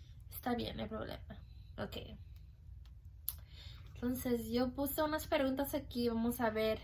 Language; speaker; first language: Spanish; early bilingual, heritage; Spanish